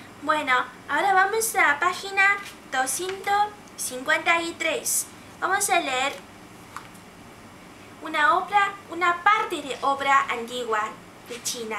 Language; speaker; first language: Spanish; non-native, fluent; Chinese